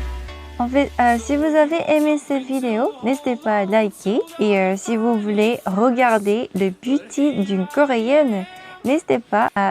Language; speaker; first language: French; non-native, learner; Korean